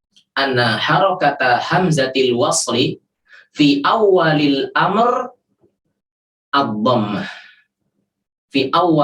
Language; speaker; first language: Arabic; non-native, fluent; Indonesian